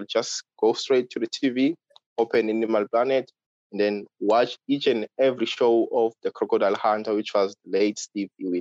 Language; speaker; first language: English; non-native, local second language; Swati